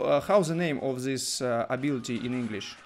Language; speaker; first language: English; non-native, learner; Russian